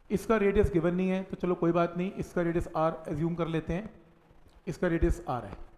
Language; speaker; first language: Hindi; native; Hindi